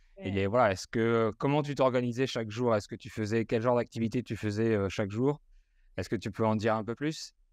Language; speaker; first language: French; native; French